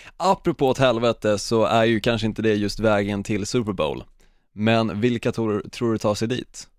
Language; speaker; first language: Swedish; native; Swedish